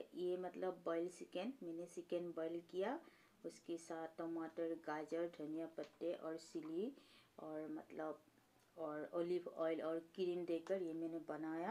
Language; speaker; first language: Hindi; non-native, local second language; Assamese